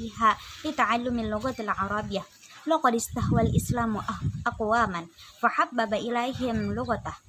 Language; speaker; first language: Arabic; non-native, learner; Indonesian